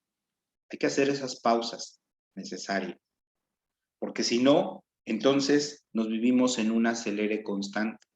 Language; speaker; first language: Spanish; native; Spanish